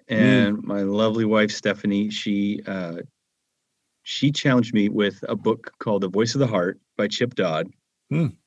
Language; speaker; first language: English; native; English